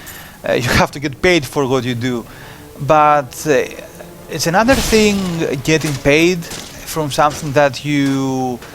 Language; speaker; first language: English; non-native, fluent; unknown